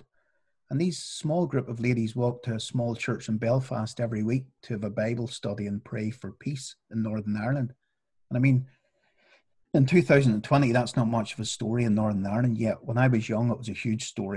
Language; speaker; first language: English; native; English